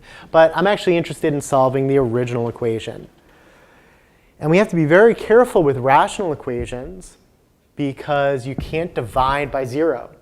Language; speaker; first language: English; native; English